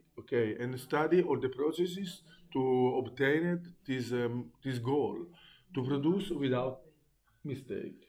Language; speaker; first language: English; non-native, learner; Italian